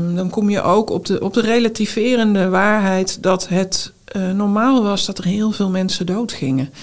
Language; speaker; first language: Dutch; native; Dutch